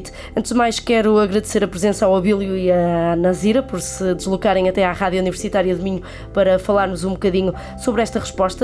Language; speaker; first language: Portuguese; native; Portuguese